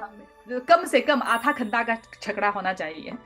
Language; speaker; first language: Hindi; non-native, learner; Chinese